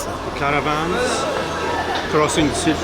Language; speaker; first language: English; non-native, fluent; Arabic